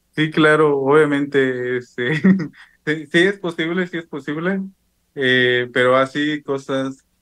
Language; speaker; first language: Spanish; non-native, local second language; Zapotec